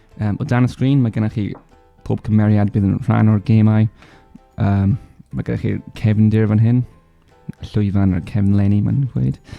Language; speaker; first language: Welsh; non-native, local second language; English